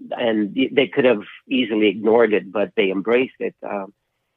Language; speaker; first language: English; non-native, local second language; Filipino